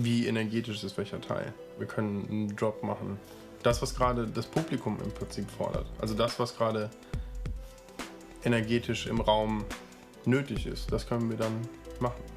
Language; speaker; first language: German; native; German